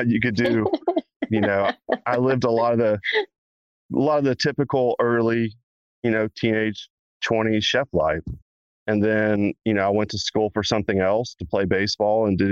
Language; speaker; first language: English; native; English